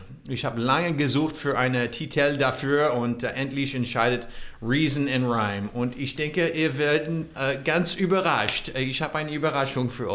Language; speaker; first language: German; non-native, learner; English